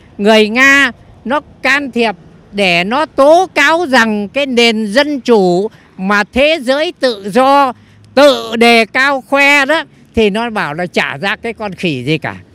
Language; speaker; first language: Vietnamese; native; Vietnamese